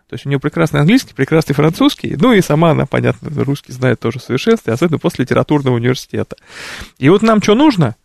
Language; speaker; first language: Russian; native; Russian